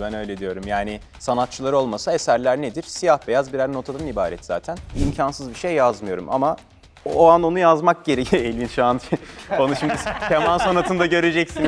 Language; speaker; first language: Turkish; native; Turkish